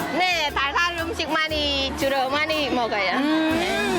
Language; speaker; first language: Korean; non-native, fluent; Khmer